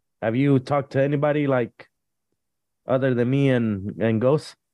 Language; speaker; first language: English; early bilingual, other home language; Spanish